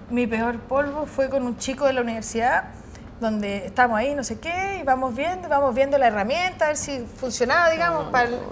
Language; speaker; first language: Spanish; native; Spanish